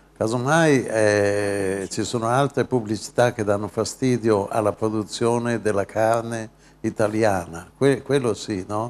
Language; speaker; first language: Italian; native; Italian